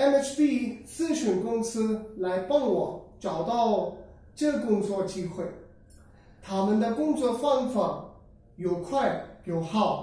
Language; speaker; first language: Chinese; non-native, learner; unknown